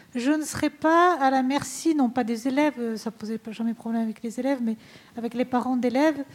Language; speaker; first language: French; native; French